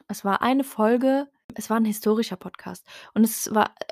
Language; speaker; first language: German; early bilingual, other home language; Riffian